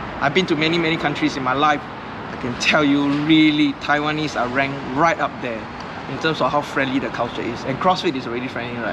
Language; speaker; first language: English; non-native, local second language; Chinese